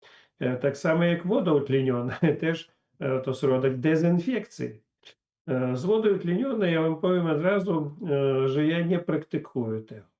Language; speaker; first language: Polish; non-native, learner; Russian